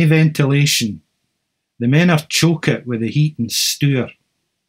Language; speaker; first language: English; native; English